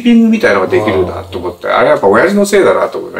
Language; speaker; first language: Japanese; native; Japanese